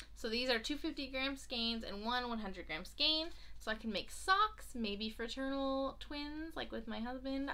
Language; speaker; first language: English; native; English